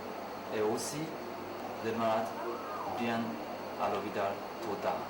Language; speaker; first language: French; non-native, learner; Chinese